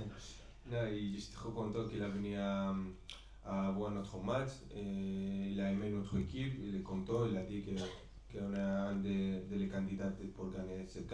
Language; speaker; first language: French; non-native, fluent; Spanish